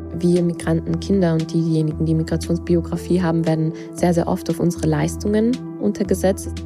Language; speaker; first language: German; early bilingual, other home language; Georgian